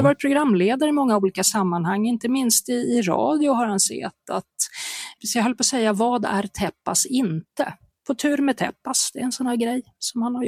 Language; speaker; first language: Swedish; native; Swedish